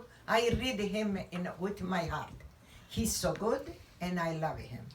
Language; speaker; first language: English; non-native, learner; Italian